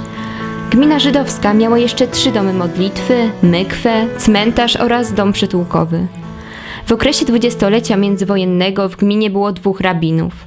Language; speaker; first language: Polish; native; Polish